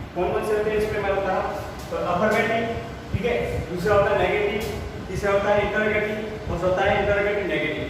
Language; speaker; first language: Hindi; native; Hindi